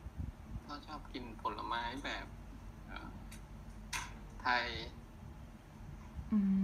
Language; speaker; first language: Thai; native; Thai